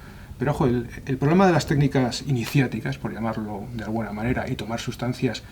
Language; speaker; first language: Spanish; native; Spanish